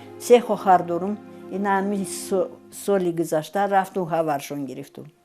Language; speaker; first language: Tajik; non-native, fluent; Romanian